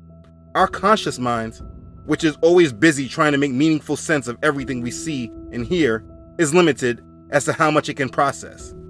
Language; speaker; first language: English; native; English